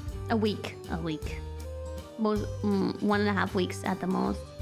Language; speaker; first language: English; non-native, fluent; German